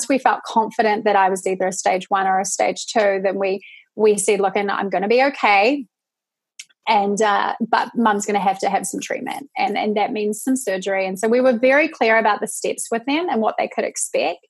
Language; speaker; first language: English; native; English